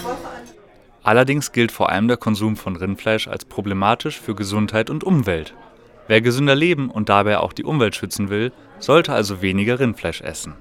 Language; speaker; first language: German; native; German